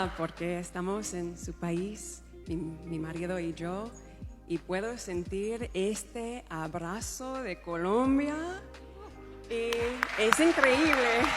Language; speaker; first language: Spanish; non-native, learner; English